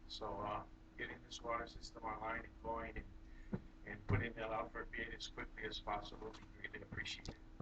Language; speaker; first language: English; native; English